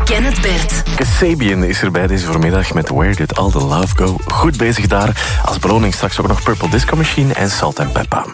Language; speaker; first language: Dutch; native; Dutch